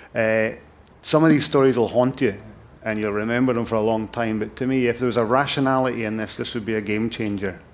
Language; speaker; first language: English; native; English